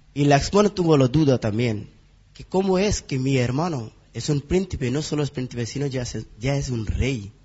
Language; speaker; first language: Spanish; non-native, learner; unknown